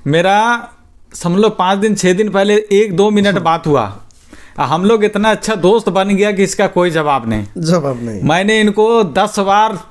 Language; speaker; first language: Hindi; native; Hindi